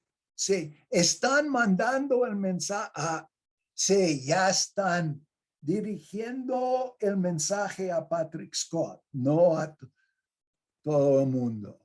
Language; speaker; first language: Spanish; non-native, fluent; English